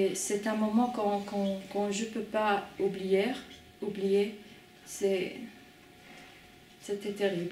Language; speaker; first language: French; non-native, fluent; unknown